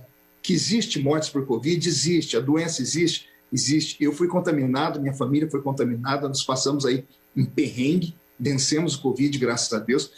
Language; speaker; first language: Portuguese; native; Portuguese